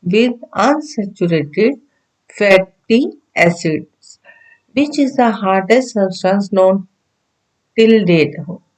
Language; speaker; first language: English; non-native, local second language; Punjabi